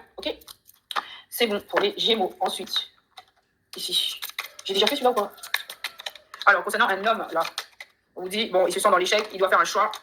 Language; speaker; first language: French; native; French